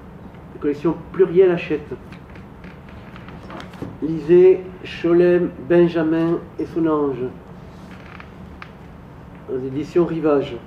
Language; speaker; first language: French; native; French